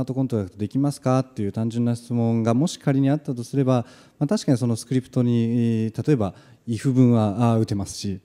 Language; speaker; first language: Japanese; native; Japanese